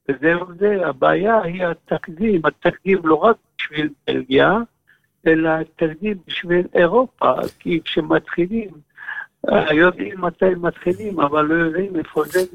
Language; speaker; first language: Hebrew; non-native, fluent; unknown